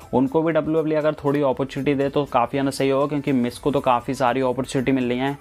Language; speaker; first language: Hindi; native; Hindi